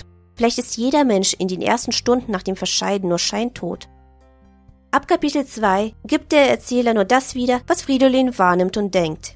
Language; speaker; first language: German; native; German